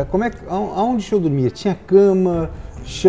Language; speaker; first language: Portuguese; native; Portuguese